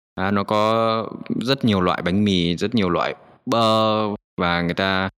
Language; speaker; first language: Vietnamese; native; Vietnamese